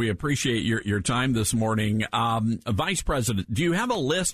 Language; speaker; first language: English; native; English